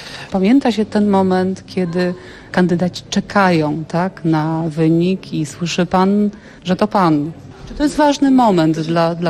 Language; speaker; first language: Polish; native; Polish